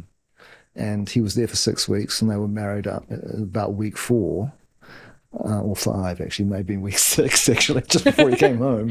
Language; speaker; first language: English; native; English